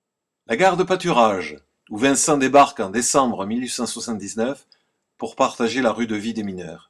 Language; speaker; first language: French; native; French